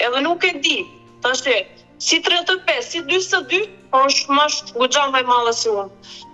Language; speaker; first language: Albanian; early bilingual, heritage; Albanian